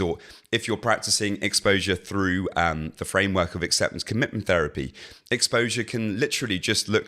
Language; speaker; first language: English; native; English